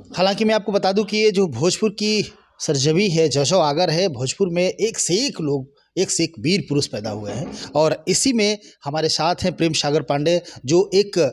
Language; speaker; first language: Hindi; native; Hindi